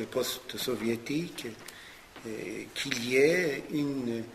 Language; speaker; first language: French; non-native, fluent; Persian